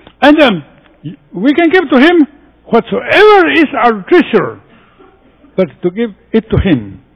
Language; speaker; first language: English; non-native, fluent; Spanish